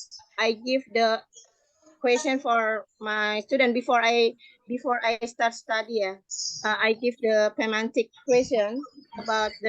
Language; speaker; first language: English; non-native, learner; Indonesian